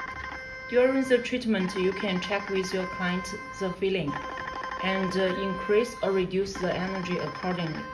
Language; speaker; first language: English; non-native, learner; Chinese